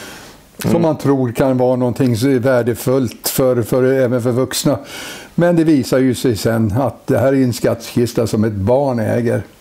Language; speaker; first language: Swedish; native; Swedish